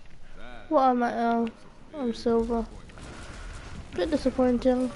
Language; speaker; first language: English; native; English